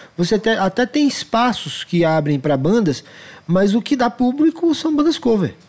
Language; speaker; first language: Portuguese; native; Portuguese